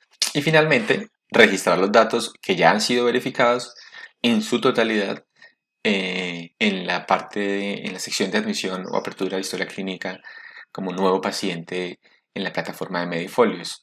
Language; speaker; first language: Spanish; native; Spanish